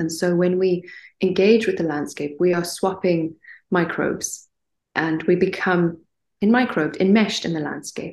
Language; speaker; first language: English; native; English